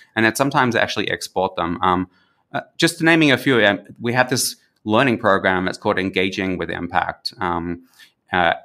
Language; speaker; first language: English; native; English